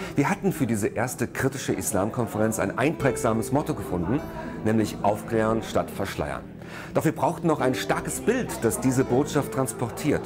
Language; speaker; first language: German; native; German